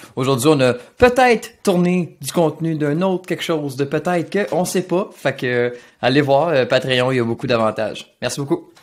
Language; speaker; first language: French; native; French